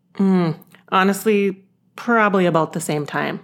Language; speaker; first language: English; early bilingual, other home language; Yoruba